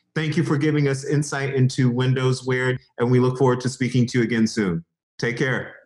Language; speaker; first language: English; native; English